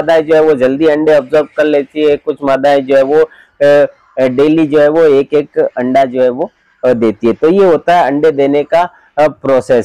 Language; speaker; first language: Hindi; native; Hindi